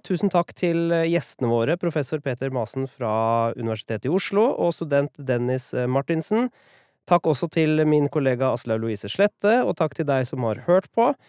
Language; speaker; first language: Norwegian; native; Norwegian